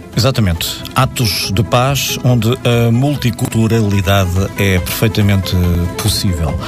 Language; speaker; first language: Portuguese; native; Portuguese